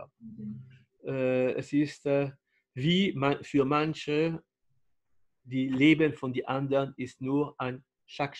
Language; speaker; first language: German; non-native, fluent; French